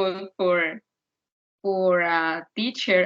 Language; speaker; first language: English; non-native, learner; Spanish